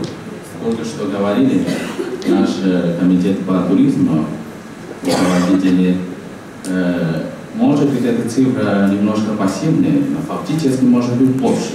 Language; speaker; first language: Russian; non-native, fluent; Chinese